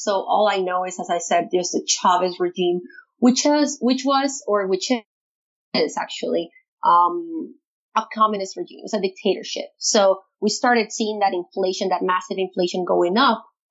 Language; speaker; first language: English; non-native, fluent; Spanish